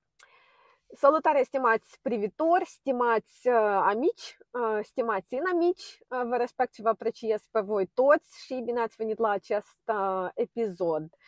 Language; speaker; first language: Romanian; non-native, fluent; Ukrainian